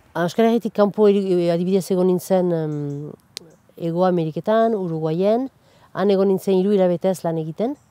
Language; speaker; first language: Basque; native; Basque